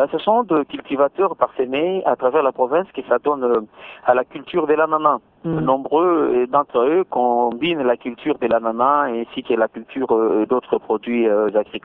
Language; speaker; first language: French; non-native, local second language; Luba-Lulua